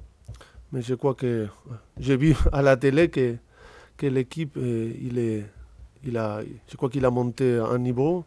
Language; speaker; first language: French; non-native, fluent; Spanish